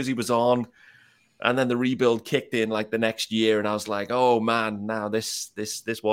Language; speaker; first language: English; native; English